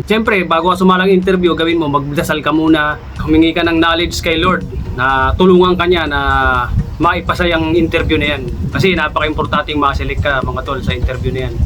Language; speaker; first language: Filipino; native; Filipino